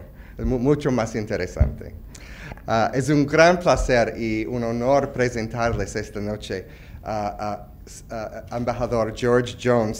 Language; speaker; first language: Spanish; non-native, fluent; English